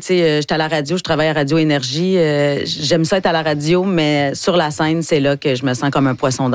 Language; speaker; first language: French; native; French